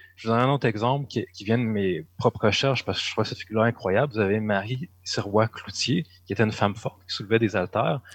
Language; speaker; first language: French; native; French